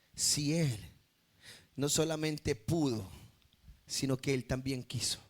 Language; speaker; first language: Spanish; native; Spanish